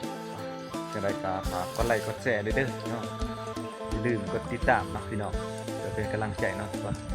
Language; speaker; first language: Thai; non-native, local second language; Northeastern Thai